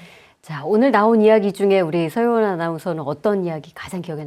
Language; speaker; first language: Korean; native; Korean